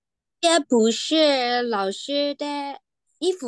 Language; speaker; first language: Chinese; non-native, learner; Burmese